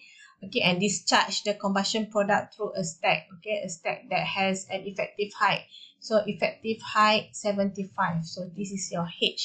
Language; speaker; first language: English; non-native, local second language; Malay